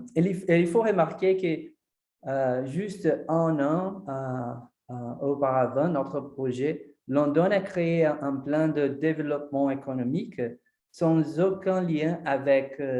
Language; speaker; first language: French; non-native, fluent; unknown